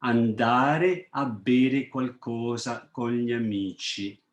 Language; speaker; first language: Italian; non-native, fluent; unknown